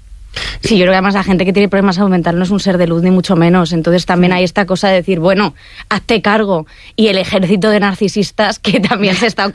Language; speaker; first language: Spanish; native; Spanish